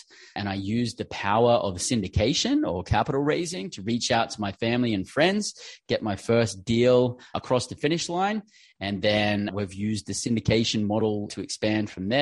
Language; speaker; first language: English; native; English